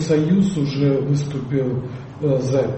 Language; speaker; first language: Russian; non-native, local second language; Tajik